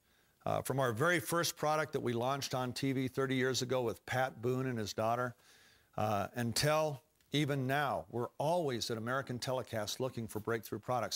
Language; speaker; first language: English; native; English